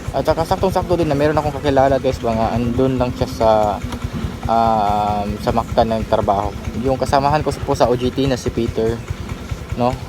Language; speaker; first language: Filipino; non-native, local second language; Cebuano